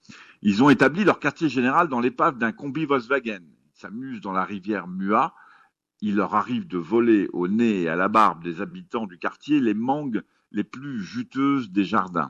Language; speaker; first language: French; native; French